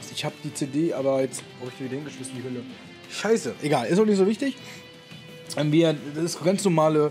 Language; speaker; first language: German; native; German